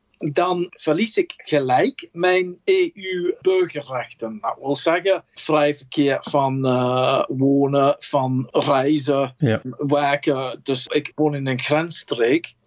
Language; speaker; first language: Dutch; non-native, fluent; English